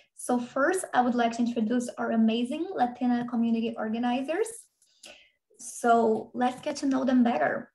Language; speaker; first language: English; non-native, fluent; Portuguese